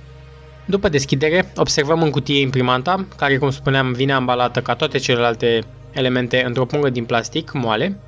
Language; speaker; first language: Romanian; native; Romanian